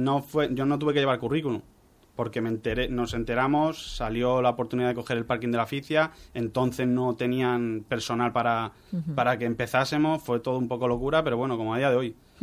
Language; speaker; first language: Spanish; native; Spanish